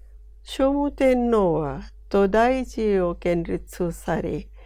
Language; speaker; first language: Japanese; non-native, fluent; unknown